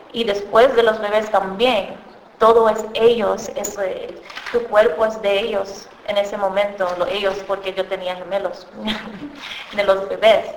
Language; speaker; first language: Spanish; early bilingual, other home language; English